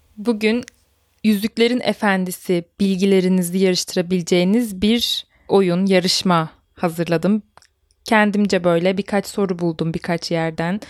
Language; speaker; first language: Turkish; native; Turkish